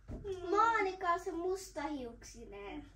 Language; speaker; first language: Finnish; early bilingual, other home language; Kinyarwanda